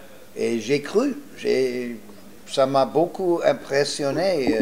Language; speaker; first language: French; non-native, fluent; English